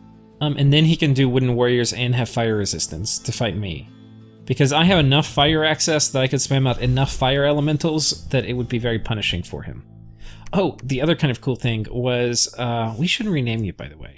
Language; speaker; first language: English; native; English